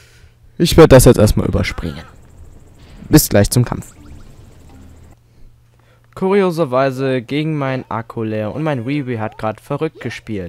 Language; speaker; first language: German; native; German